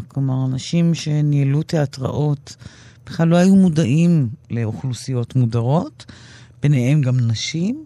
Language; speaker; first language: Hebrew; native; Hebrew